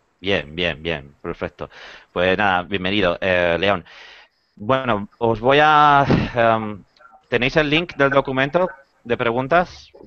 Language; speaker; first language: Spanish; native; Spanish